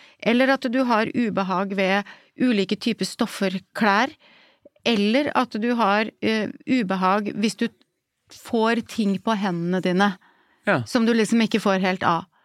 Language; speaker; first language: Norwegian; native; Norwegian